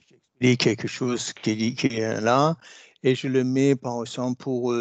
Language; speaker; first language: French; non-native, fluent; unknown